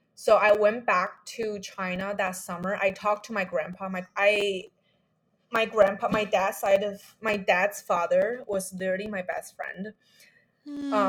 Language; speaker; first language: English; non-native, fluent; Chinese